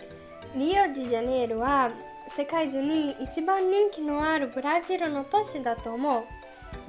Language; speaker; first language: Japanese; non-native, learner; Portuguese